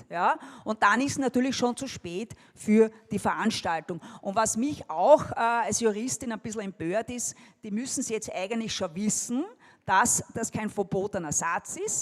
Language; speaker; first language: German; native; German